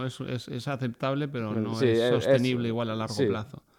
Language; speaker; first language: Spanish; native; Spanish